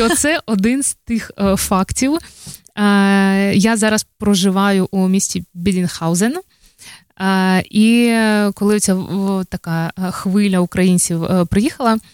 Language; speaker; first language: Ukrainian; native; Ukrainian